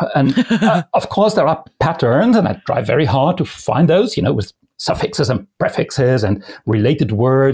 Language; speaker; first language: English; non-native, fluent; Limburgish